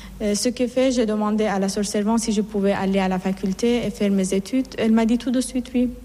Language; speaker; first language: French; non-native, fluent; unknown